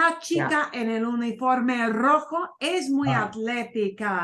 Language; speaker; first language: Spanish; non-native, fluent; English